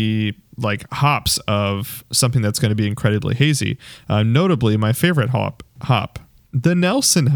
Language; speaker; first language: English; native; English